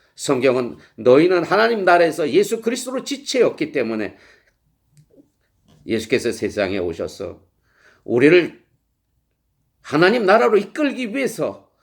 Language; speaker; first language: Korean; native; Korean